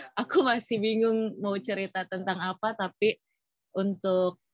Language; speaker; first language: English; non-native, learner; Indonesian